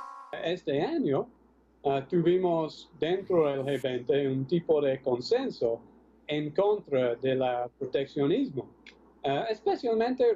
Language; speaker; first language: Spanish; non-native, fluent; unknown